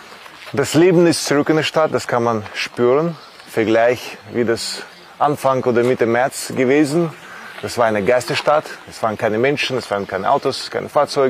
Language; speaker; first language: German; non-native, fluent; Russian